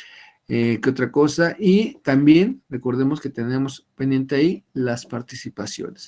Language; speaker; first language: Spanish; native; Spanish